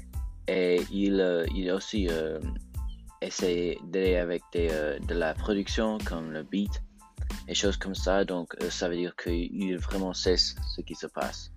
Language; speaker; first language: French; non-native, learner; English